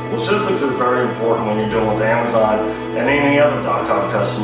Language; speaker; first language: English; native; English